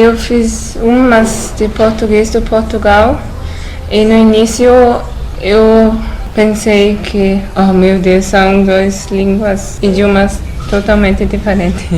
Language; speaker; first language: Portuguese; non-native, learner; German